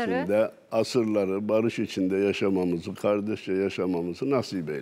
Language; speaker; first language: Turkish; native; Turkish